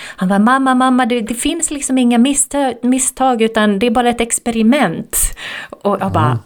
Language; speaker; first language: Swedish; native; Swedish